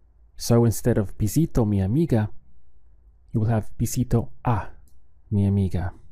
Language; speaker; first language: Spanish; non-native, fluent; English